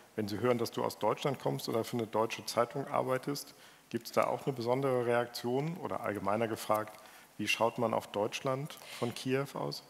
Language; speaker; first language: German; native; German